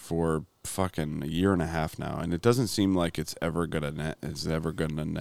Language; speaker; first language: English; native; English